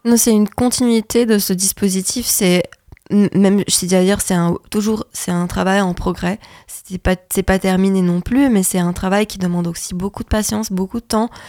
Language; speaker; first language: French; non-native, local second language; Arabic